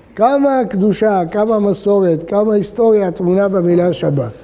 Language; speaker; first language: Hebrew; early bilingual, other home language; Arabic